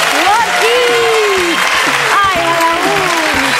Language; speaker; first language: Spanish; native; Spanish